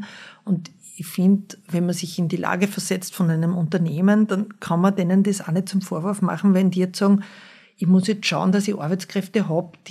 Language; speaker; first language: German; native; German